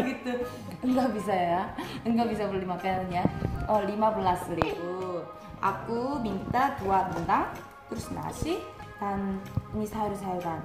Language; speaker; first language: Indonesian; non-native, fluent; Korean